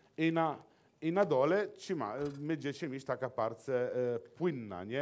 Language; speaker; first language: Polish; non-native, learner; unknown